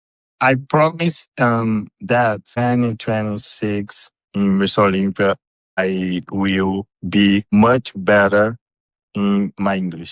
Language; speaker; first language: English; non-native, learner; Portuguese